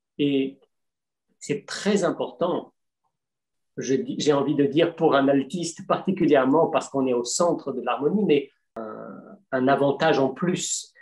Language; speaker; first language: French; native; French